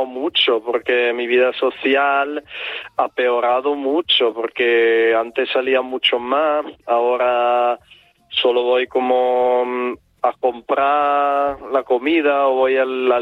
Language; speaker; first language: Spanish; non-native, fluent; Italian